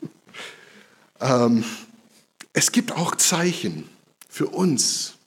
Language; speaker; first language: German; non-native, fluent; English